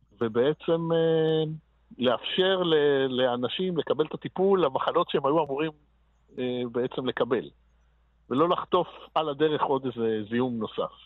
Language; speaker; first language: Hebrew; native; Hebrew